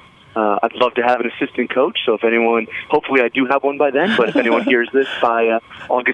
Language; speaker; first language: English; native; English